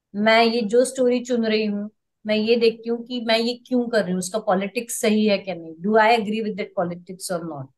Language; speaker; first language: Hindi; non-native, local second language; Marathi